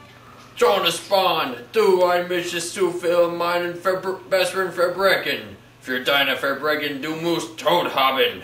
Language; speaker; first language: German; non-native, learner; English